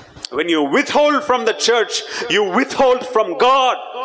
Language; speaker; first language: English; non-native, local second language; Tamil